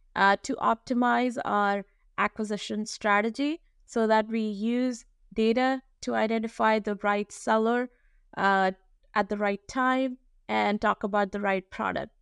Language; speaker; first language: English; non-native, local second language; Hindi